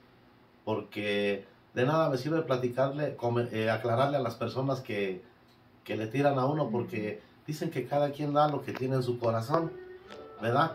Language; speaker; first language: Spanish; native; Spanish